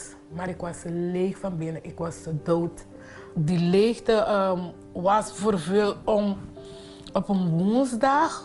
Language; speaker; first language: Dutch; non-native, fluent; Papiamento